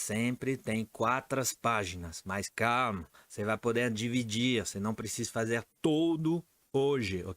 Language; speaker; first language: Portuguese; non-native, fluent; French